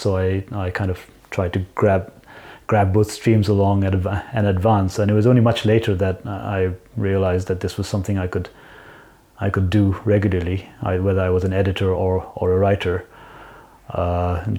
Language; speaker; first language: English; non-native, local second language; Nepali